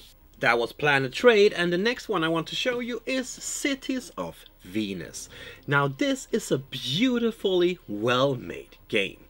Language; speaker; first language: English; non-native, fluent; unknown